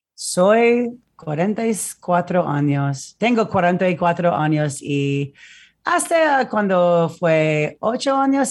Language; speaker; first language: Spanish; non-native, learner; English